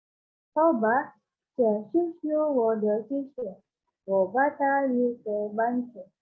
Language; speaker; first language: Chinese; non-native, learner; Indonesian